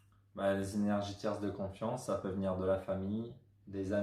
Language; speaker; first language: French; native; French